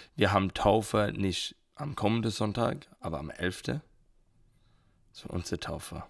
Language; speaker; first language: German; non-native, learner; English